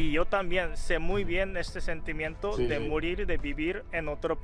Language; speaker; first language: Spanish; non-native, fluent; Japanese